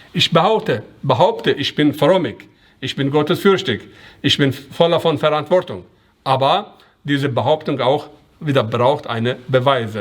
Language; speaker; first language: German; non-native, learner; Persian